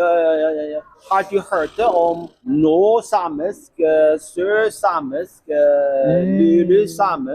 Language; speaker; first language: Norwegian; non-native, learner; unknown